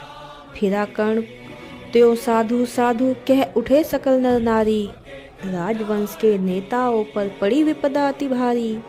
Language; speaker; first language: Hindi; native; Hindi